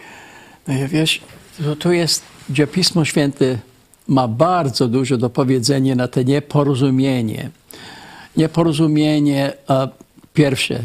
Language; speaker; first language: Polish; early bilingual, heritage; Polish